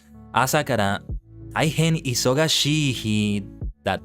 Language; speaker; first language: Japanese; non-native, learner; English